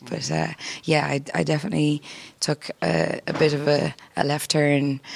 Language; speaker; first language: English; native; English